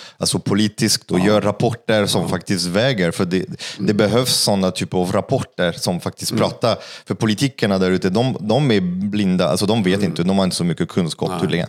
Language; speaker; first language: Swedish; non-native, fluent; French